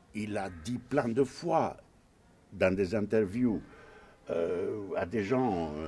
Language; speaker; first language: French; non-native, fluent; Romanian